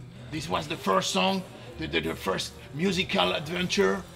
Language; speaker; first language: English; non-native, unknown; French